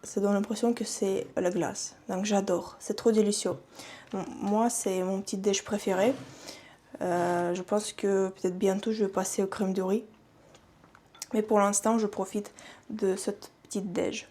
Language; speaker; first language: French; non-native, fluent; Russian